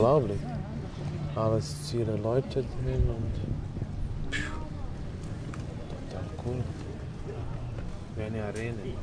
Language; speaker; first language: German; non-native, fluent; Serbian